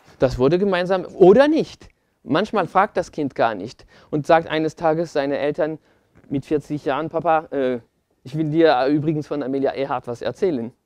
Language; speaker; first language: German; non-native, fluent; French